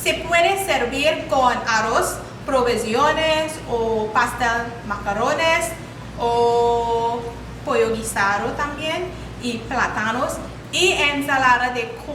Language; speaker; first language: Spanish; non-native, learner; English